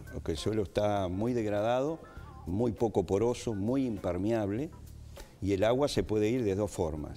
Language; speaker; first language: Spanish; native; Spanish